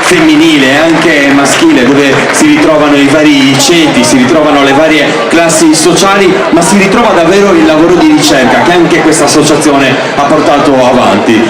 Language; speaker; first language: Italian; native; Italian